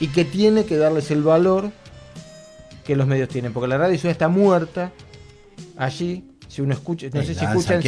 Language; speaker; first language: Spanish; native; Spanish